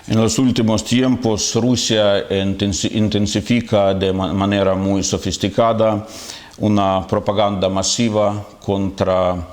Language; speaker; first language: Spanish; non-native, fluent; Ukrainian